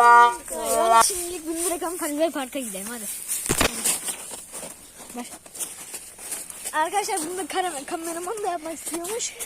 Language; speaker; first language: Turkish; native; Turkish